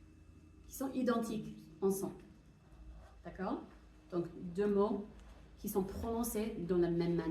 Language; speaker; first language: French; non-native, fluent; English